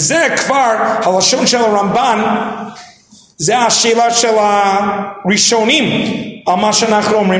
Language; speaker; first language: Hebrew; non-native, fluent; English